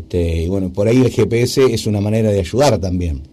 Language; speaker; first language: Spanish; native; Spanish